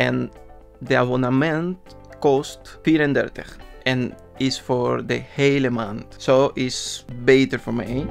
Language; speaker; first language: Dutch; non-native, learner; Spanish